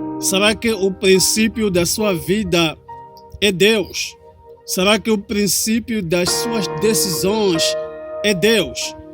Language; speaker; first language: Portuguese; non-native, local second language; Tsonga